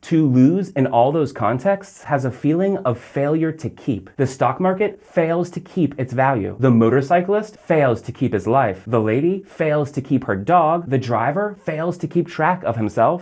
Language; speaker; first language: English; native; English